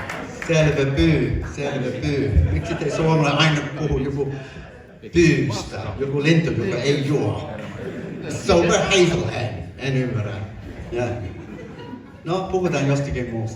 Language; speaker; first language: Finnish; non-native, fluent; English